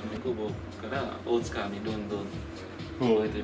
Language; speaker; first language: Japanese; non-native, learner; Vietnamese